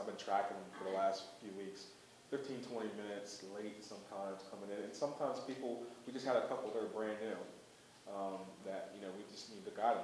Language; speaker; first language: English; native; English